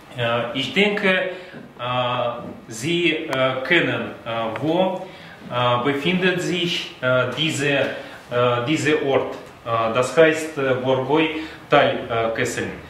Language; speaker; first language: German; non-native, learner; Russian